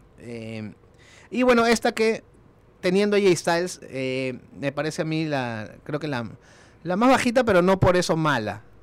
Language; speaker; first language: Spanish; native; Spanish